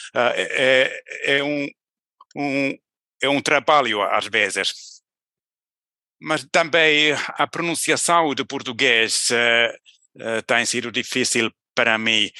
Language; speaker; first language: Portuguese; non-native, fluent; Finnish